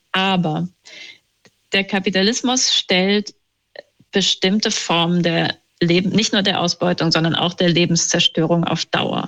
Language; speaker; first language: German; native; German